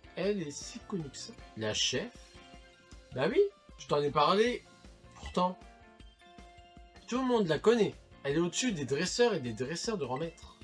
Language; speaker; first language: French; native; French